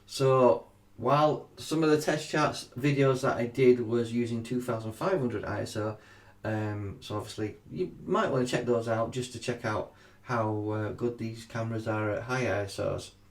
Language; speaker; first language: English; native; English